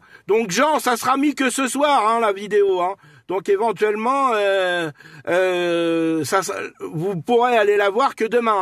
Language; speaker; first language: French; native; French